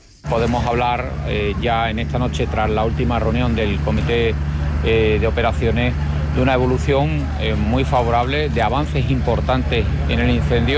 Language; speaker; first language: Spanish; native; Spanish